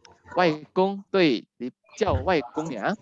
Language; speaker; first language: Chinese; non-native, fluent; Indonesian